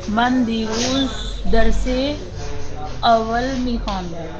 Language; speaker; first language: Persian; non-native, learner; Urdu